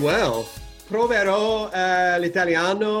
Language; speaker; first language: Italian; non-native, learner; English